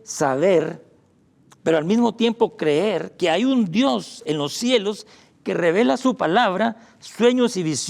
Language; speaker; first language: Spanish; native; Spanish